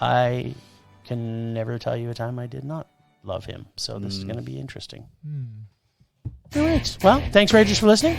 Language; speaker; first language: English; native; English